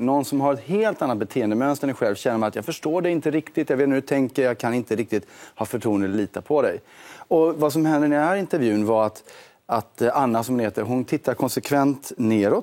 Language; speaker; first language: Swedish; native; Swedish